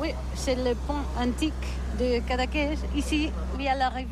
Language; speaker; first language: French; non-native, learner; Catalan